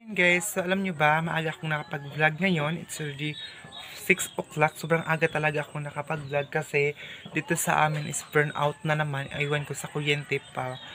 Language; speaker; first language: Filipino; non-native, local second language; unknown